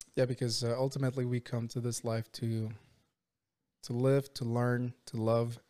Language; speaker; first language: English; non-native, fluent; Spanish